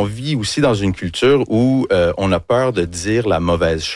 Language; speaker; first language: French; early bilingual, other home language; English